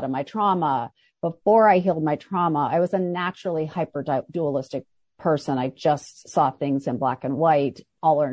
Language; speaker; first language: English; native; English